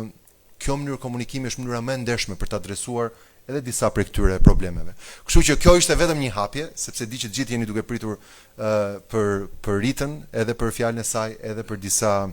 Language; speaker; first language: Albanian; native; Albanian